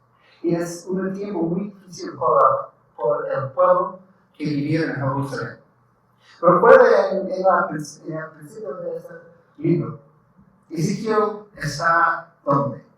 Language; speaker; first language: Spanish; non-native, learner; English